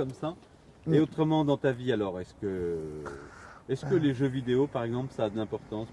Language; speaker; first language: French; native; French